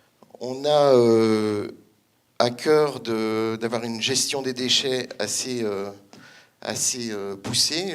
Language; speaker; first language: French; native; French